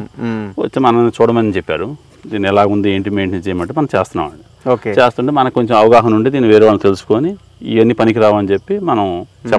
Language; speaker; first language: Telugu; native; Telugu